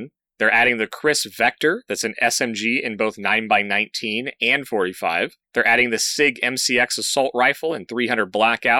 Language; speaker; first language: English; native; English